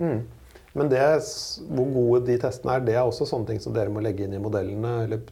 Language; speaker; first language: Norwegian; native; Norwegian